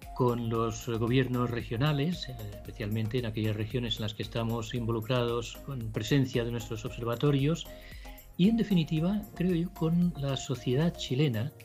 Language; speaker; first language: Spanish; native; Spanish